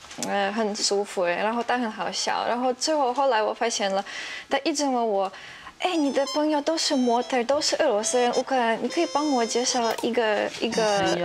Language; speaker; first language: Chinese; non-native, fluent; Russian